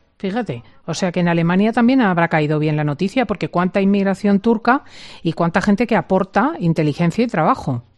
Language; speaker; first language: Spanish; native; Spanish